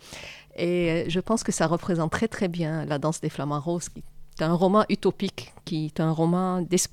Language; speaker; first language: French; non-native, fluent; Arabic